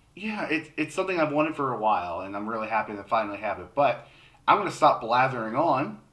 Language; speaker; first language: English; native; English